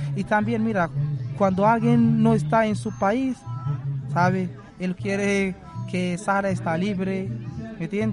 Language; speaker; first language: Spanish; non-native, learner; Arabic